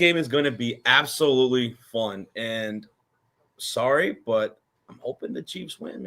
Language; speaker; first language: English; native; English